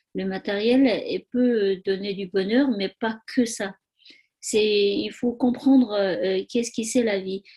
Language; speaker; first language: French; non-native, learner; Tibetan